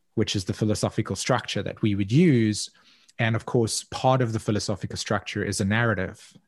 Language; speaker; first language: English; native; English